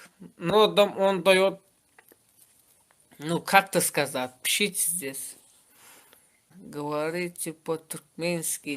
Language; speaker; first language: Russian; non-native, learner; Turkmen